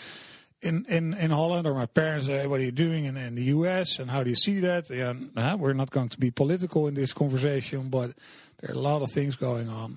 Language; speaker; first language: English; non-native, fluent; Dutch